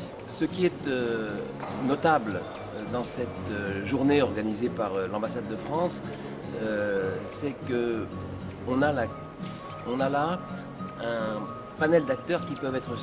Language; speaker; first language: French; native; French